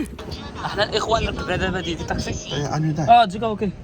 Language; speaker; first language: Arabic; native; Arabic